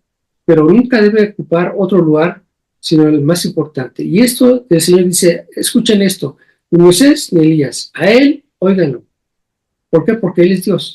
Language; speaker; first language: Spanish; native; Spanish